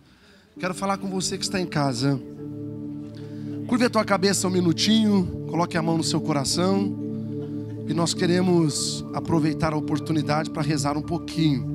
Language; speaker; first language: Portuguese; native; Portuguese